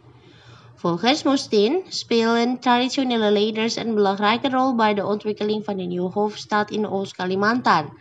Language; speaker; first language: Dutch; non-native, fluent; Indonesian